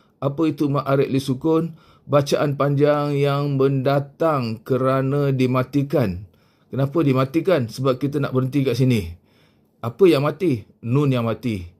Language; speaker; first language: Malay; native; Malay